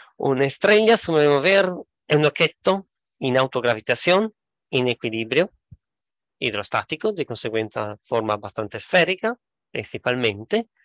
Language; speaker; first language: Spanish; non-native, fluent; Italian